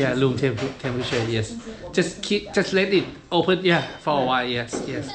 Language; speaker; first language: English; non-native, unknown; Thai